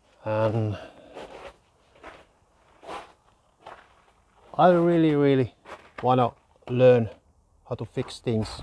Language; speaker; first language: English; non-native, learner; Finnish